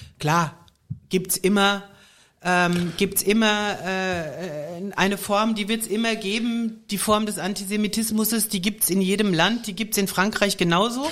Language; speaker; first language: German; native; German